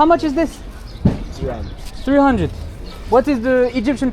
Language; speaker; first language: English; non-native, learner; French